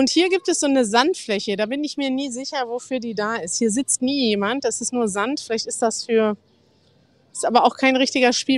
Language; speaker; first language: German; native; German